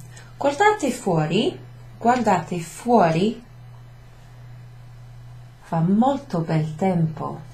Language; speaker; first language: Italian; non-native, fluent; English